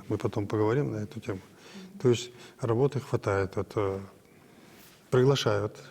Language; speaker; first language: Russian; non-native, local second language; Kazakh